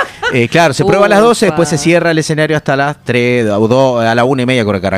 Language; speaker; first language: Spanish; native; Spanish